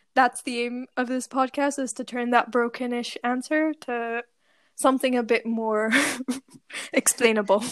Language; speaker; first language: English; non-native, local second language; Urdu